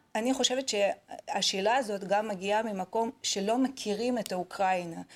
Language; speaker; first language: Hebrew; non-native, fluent; Russian